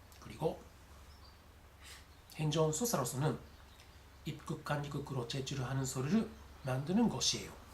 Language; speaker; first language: Korean; non-native, learner; Japanese